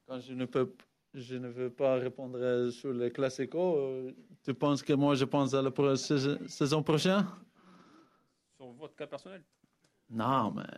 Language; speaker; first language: French; non-native, fluent; Dutch